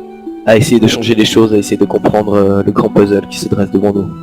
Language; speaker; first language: French; native; French